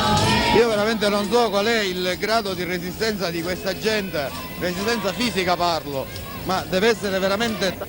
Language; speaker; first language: Italian; native; Italian